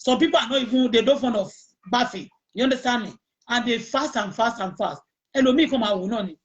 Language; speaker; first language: English; non-native, local second language; Yoruba